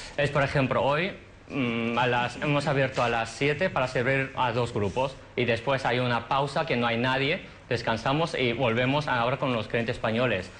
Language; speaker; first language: Spanish; non-native, fluent; Chinese